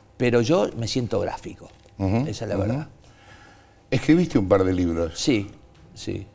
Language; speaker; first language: Spanish; native; Spanish